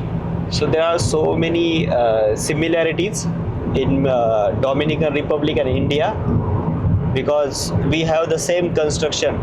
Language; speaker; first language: English; non-native, local second language; Hindi